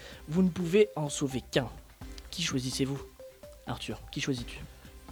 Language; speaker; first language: French; native; French